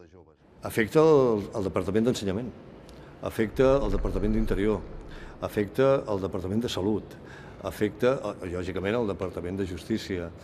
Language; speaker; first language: Catalan; native; Catalan